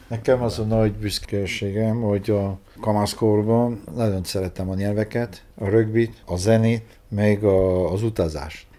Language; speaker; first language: Hungarian; non-native, fluent; French